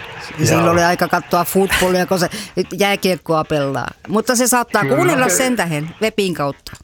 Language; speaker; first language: Finnish; early bilingual, heritage; Swedish